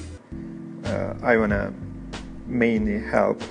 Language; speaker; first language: English; non-native, fluent; Turkish